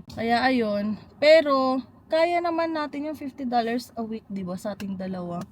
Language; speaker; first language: Filipino; native; Filipino